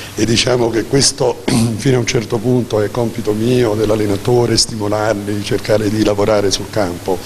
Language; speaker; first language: Italian; native; Italian